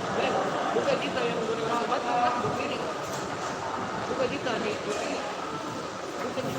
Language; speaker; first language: Indonesian; native; Indonesian